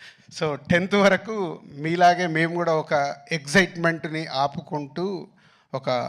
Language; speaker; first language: Telugu; native; Telugu